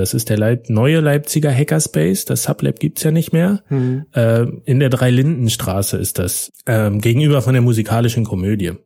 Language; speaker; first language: German; native; German